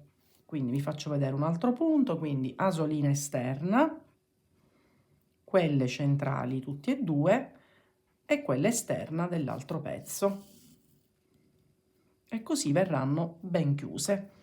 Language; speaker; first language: Italian; native; Italian